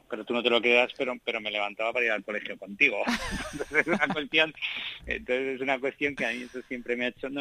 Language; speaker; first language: Spanish; native; Spanish